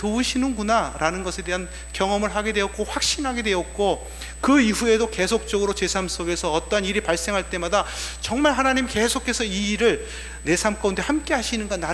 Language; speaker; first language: Korean; native; Korean